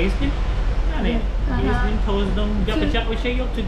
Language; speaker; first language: Turkish; non-native, fluent; Khmer